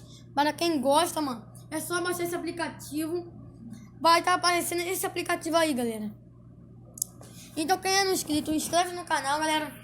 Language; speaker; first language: Portuguese; native; Portuguese